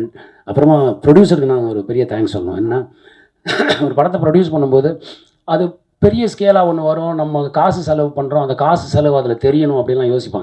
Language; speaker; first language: Tamil; native; Tamil